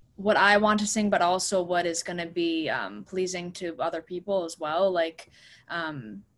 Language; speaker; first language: English; native; English